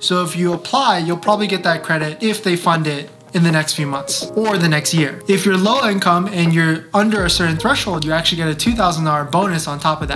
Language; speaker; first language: English; native; English